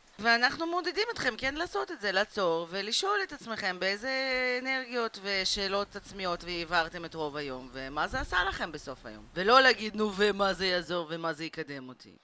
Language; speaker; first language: Hebrew; early bilingual, other home language; Russian